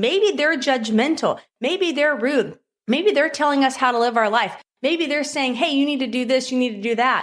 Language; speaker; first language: English; native; English